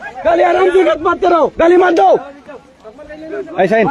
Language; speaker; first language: Hindi; non-native, learner; Bangla